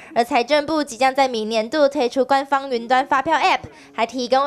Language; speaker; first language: Chinese; native; Chinese